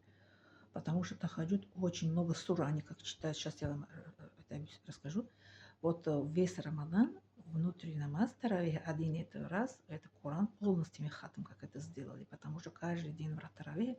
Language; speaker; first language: Russian; non-native, learner; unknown